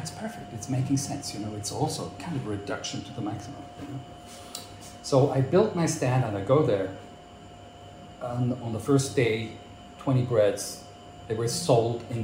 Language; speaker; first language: English; non-native, fluent; Swiss German